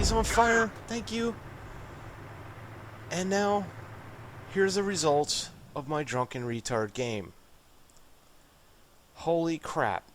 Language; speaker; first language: English; native; English